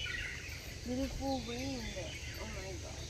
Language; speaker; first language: English; non-native, local second language; Hindi